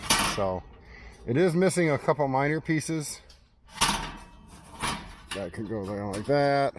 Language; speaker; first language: English; native; English